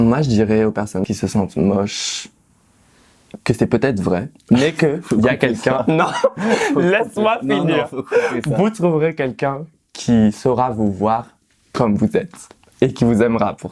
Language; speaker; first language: French; native; French